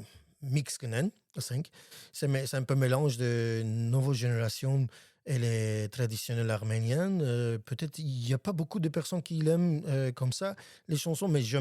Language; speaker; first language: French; non-native, learner; Armenian